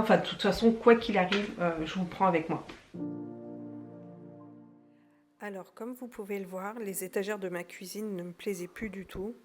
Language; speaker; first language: French; native; French